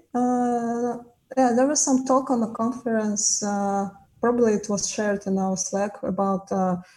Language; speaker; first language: English; non-native, fluent; Russian